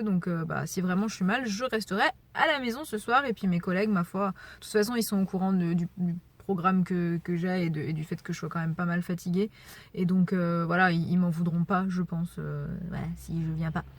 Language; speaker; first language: French; native; French